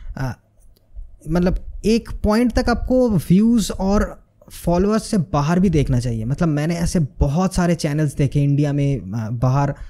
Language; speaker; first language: Hindi; non-native, local second language; Bangla